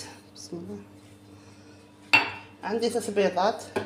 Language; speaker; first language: Arabic; native; Arabic